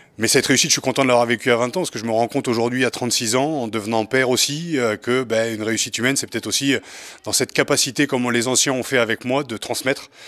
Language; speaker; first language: French; native; French